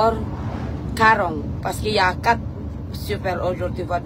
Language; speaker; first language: French; non-native, learner; Filipino